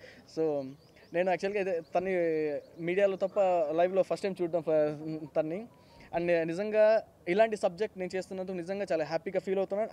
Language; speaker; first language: Telugu; native; Telugu